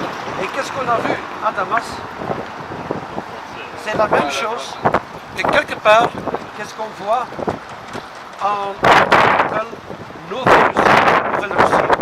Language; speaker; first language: French; non-native, local second language; Dutch